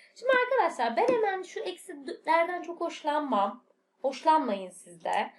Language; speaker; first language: Turkish; native; Turkish